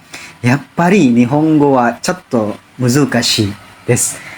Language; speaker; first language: Japanese; non-native, learner; Indonesian